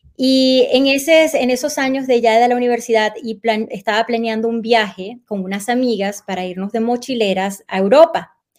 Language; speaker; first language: Spanish; native; Spanish